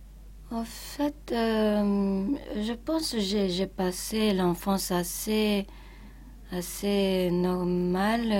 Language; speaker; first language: French; non-native, fluent; Japanese